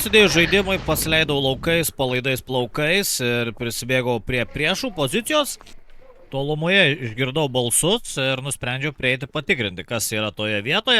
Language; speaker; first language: Lithuanian; native; Lithuanian